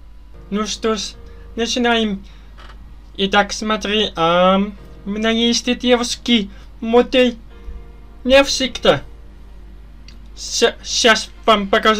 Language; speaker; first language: Russian; non-native, learner; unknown